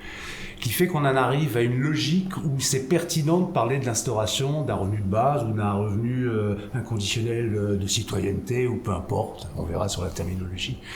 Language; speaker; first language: French; native; French